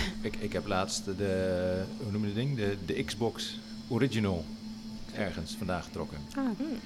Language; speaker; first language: Dutch; native; Dutch